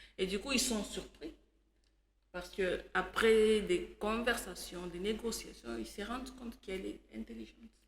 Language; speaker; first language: French; non-native, local second language; Swahili